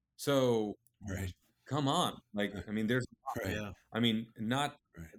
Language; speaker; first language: English; early bilingual, other home language; Urdu